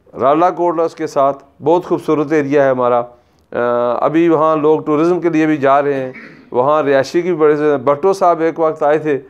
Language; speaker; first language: Urdu; non-native, local second language; Punjabi